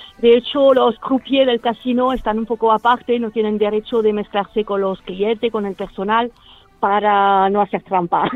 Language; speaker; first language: Spanish; non-native, fluent; French